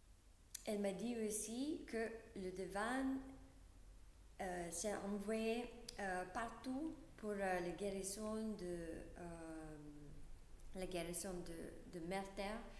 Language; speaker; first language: French; non-native, learner; English